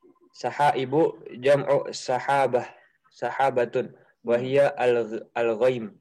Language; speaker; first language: Arabic; non-native, learner; Indonesian